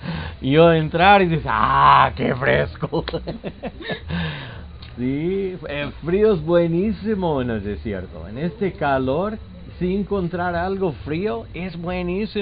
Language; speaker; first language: Spanish; non-native, learner; English